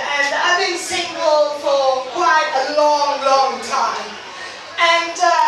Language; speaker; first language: English; non-native, fluent; Italian